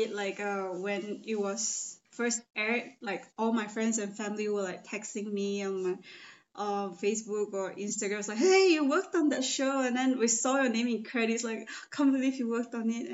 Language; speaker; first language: English; non-native, local second language; Chinese